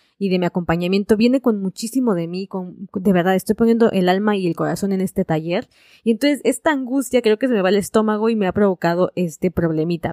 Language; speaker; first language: Spanish; native; Spanish